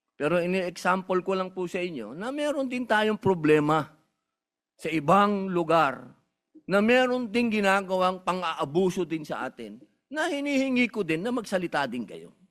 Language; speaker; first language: Filipino; native; Filipino